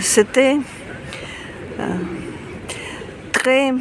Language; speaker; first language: French; non-native, fluent; Russian